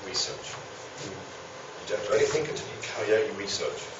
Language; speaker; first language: English; native; English